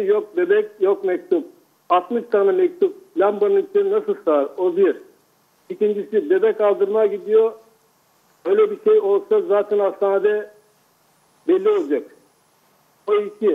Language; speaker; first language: Turkish; native; Turkish